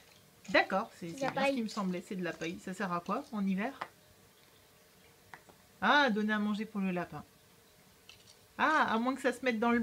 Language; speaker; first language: French; native; French